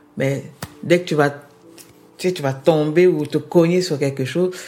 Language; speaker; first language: French; non-native, local second language; Lingala